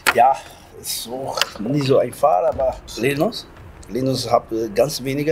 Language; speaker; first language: German; non-native, learner; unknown